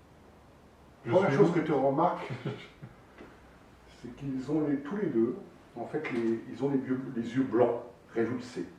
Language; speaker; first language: French; native; French